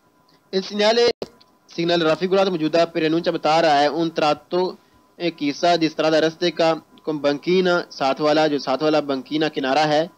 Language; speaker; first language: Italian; non-native, fluent; Urdu